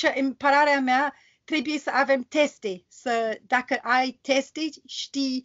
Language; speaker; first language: Romanian; non-native, learner; English